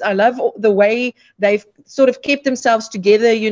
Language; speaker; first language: English; non-native, local second language; Afrikaans